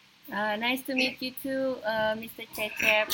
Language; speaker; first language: English; non-native, local second language; Indonesian